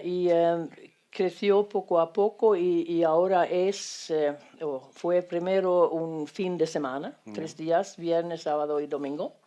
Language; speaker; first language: Spanish; non-native, fluent; Swedish